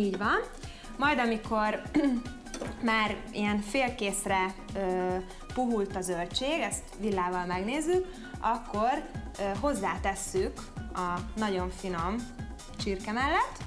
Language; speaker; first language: Hungarian; native; Hungarian